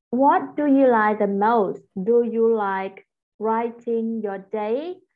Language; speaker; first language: English; non-native, fluent; Vietnamese